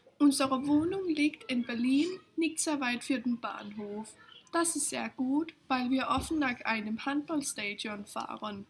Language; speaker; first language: German; non-native, learner; Danish